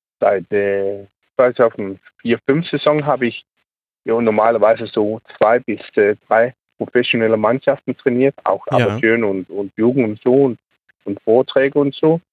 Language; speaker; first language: German; non-native, learner; Danish